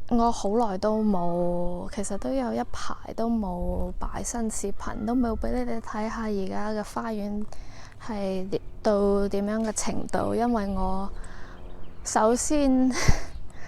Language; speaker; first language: Cantonese; early bilingual, heritage; Cantonese